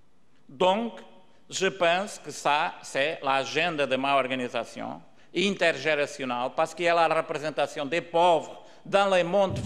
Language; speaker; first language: French; non-native, learner; Portuguese